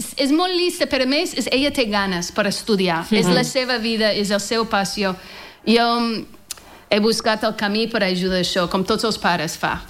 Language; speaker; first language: Catalan; non-native, learner; English